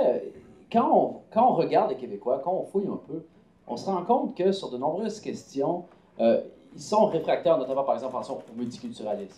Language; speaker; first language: French; native; French